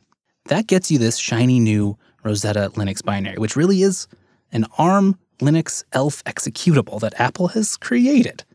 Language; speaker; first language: English; native; English